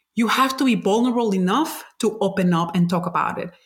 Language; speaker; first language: English; non-native, fluent; Spanish